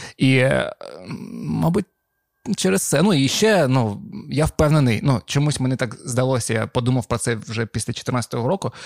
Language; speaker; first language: Ukrainian; non-native, local second language; Russian